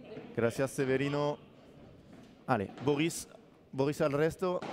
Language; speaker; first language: Spanish; non-native, learner; French